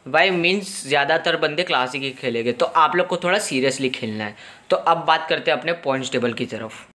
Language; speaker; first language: Hindi; non-native, local second language; Gujarati